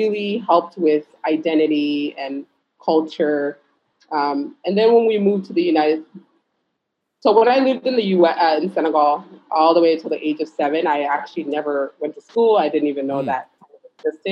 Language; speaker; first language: English; early bilingual, other home language; Fula